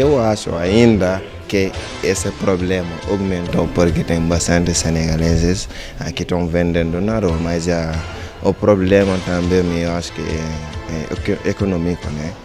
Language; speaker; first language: Portuguese; non-native, fluent; Wolof